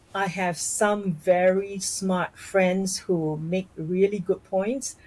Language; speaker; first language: English; non-native, local second language; Chinese